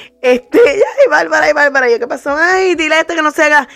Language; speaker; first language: Spanish; early bilingual, heritage; Spanish